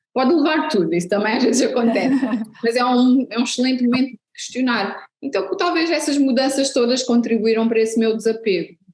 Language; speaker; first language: Portuguese; native; Portuguese